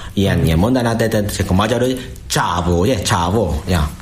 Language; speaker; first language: Hungarian; non-native, learner; Korean